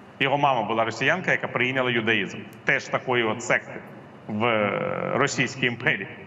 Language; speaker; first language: Ukrainian; non-native, local second language; Russian